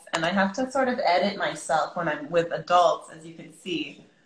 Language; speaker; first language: English; native; English